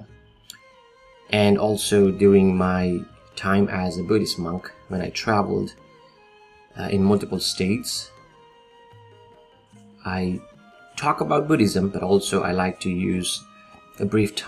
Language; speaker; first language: English; non-native, local second language; Nepali